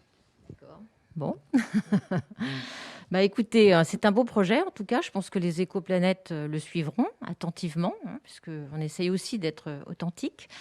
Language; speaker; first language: French; native; French